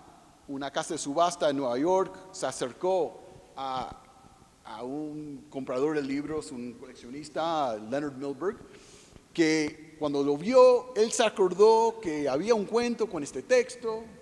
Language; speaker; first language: Spanish; non-native, fluent; English